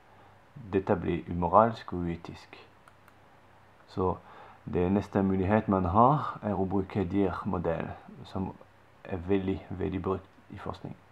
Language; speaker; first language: Norwegian; non-native, fluent; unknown